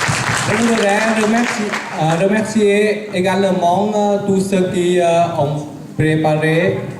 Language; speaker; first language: French; non-native, fluent; Vietnamese